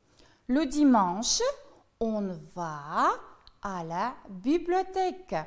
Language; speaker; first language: French; non-native, fluent; Uzbek